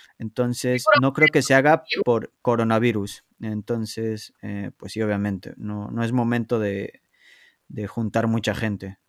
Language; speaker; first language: Spanish; native; Spanish